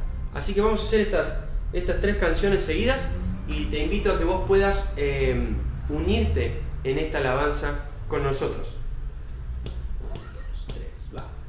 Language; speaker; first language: Spanish; native; Spanish